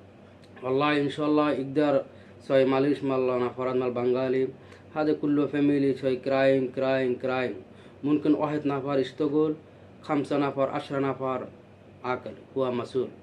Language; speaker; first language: Arabic; non-native, learner; Bangla